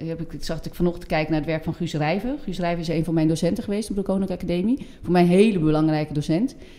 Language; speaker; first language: Dutch; non-native, fluent; French